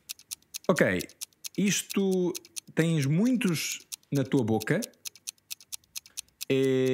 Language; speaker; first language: Portuguese; non-native, fluent; English